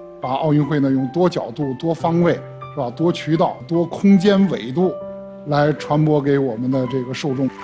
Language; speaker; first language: Chinese; native; Chinese